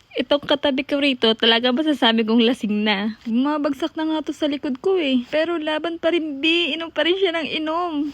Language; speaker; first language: Filipino; native; Filipino